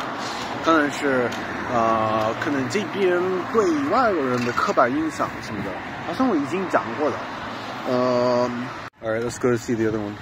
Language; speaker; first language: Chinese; non-native, fluent; English